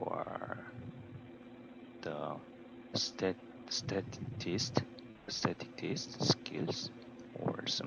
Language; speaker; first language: English; non-native, learner; Korean